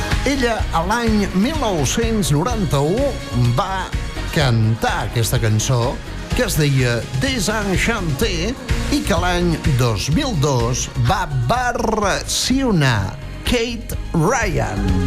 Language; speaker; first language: Catalan; native; Catalan